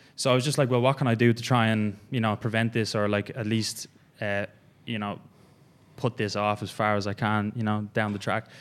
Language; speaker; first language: English; native; English